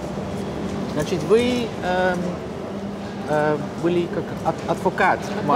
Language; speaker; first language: Russian; non-native, learner; Dutch